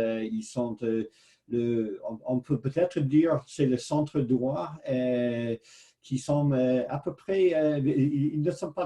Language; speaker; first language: French; non-native, fluent; English